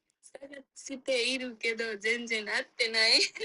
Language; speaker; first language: Japanese; non-native, fluent; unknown